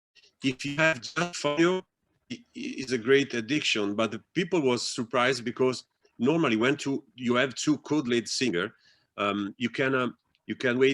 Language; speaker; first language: English; non-native, fluent; Italian